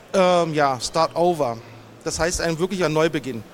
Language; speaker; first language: German; native; German